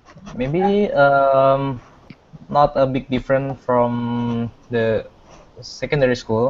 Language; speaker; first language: English; non-native, fluent; Indonesian